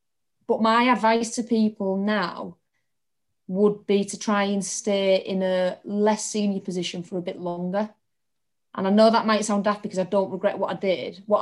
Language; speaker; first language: English; native; English